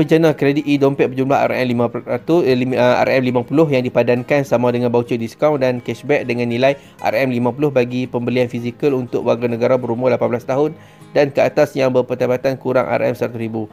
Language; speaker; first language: Malay; native; Malay